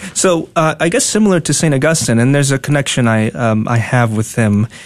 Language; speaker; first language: English; non-native, fluent; Spanish